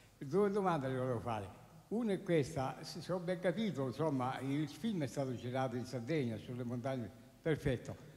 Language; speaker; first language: Italian; native; Italian